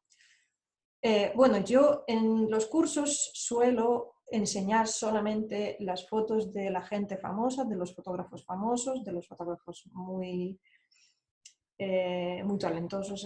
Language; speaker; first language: Spanish; non-native, fluent; Russian